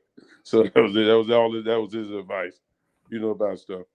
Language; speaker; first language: English; native; English